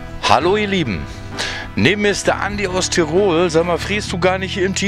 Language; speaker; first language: German; native; German